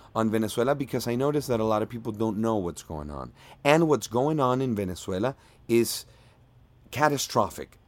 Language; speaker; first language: English; non-native, fluent; Spanish